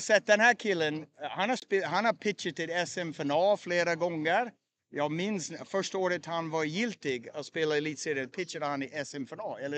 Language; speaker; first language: Swedish; native; Swedish